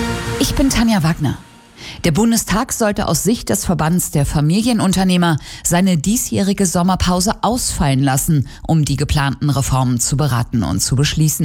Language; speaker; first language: German; native; German